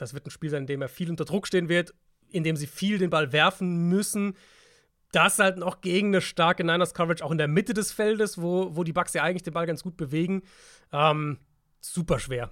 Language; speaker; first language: German; native; German